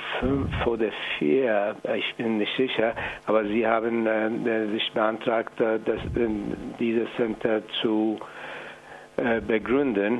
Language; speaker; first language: German; non-native, fluent; Persian